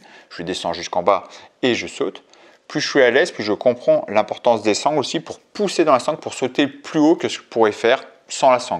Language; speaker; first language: French; native; French